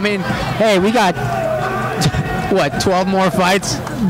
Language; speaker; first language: English; native; English